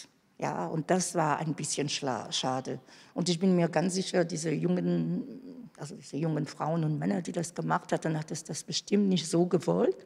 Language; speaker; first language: German; non-native, fluent; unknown